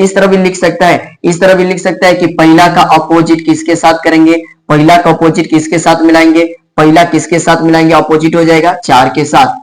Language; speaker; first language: Hindi; native; Hindi